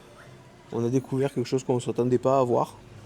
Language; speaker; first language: French; native; French